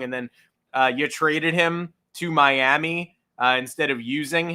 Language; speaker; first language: English; native; English